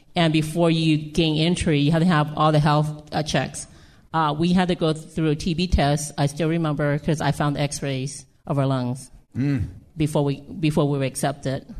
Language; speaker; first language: English; early bilingual, other home language; Lao